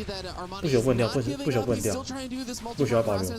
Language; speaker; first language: Chinese; native; Chinese